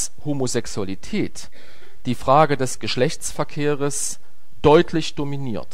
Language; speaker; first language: German; native; German